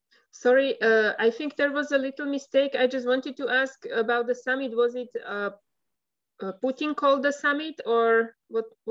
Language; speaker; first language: English; non-native, fluent; Slovak